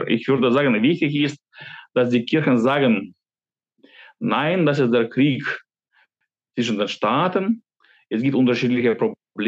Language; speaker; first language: German; non-native, fluent; Ukrainian